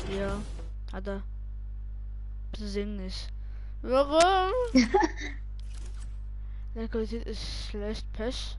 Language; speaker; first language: German; native; German